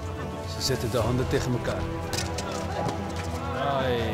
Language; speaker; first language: Dutch; native; Dutch